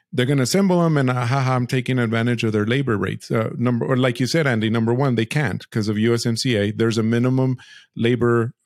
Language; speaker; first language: English; early bilingual, other home language; Spanish